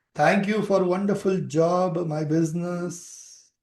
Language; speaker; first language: English; non-native, local second language; Kannada